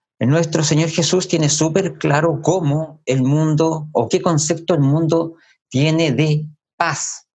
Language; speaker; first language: Spanish; native; Spanish